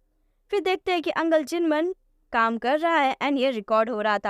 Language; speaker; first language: Hindi; native; Hindi